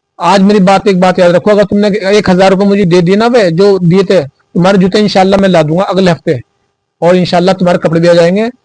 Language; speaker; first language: Urdu; native; Urdu